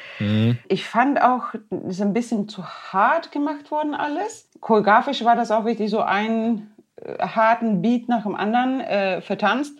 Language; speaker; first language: German; non-native, fluent; Swedish